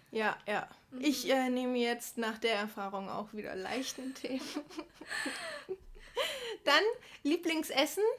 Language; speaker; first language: German; native; German